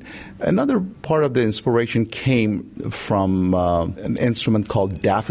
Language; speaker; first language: English; non-native, fluent; Persian